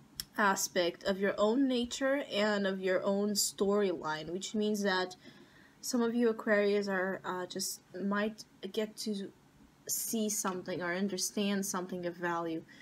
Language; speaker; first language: English; non-native, fluent; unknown